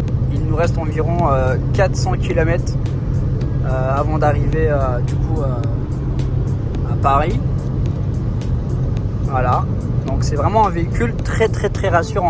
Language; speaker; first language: French; native; French